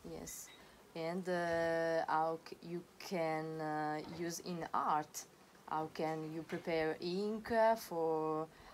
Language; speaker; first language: English; non-native, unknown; Italian